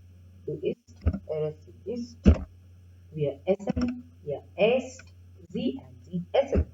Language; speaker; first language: German; non-native, fluent; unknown